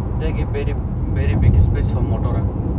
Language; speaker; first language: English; non-native, learner; Bangla